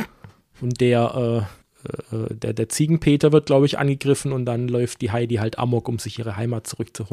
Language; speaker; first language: German; native; German